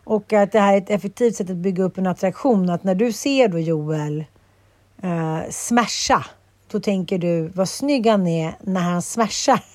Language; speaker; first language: Swedish; native; Swedish